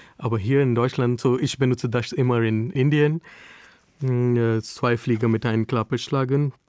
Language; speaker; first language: German; non-native, learner; Hindi